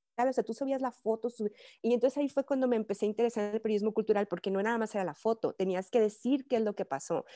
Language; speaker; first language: Spanish; native; Spanish